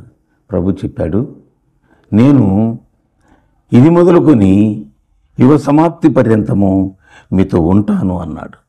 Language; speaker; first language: Telugu; native; Telugu